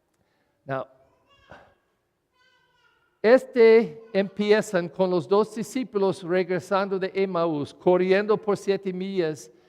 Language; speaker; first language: Spanish; non-native, learner; English